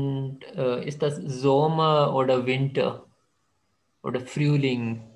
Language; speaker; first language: German; non-native, fluent; Urdu